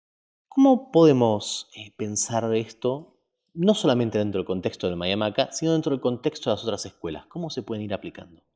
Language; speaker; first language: Spanish; native; Spanish